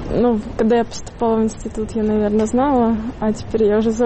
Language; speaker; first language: Russian; native; Russian